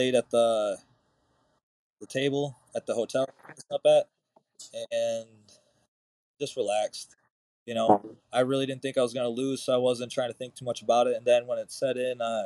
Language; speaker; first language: English; native; English